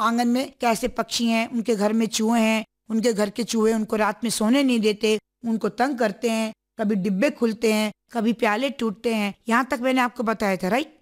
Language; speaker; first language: Hindi; non-native, local second language; Malayalam